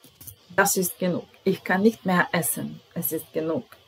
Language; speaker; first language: German; non-native, fluent; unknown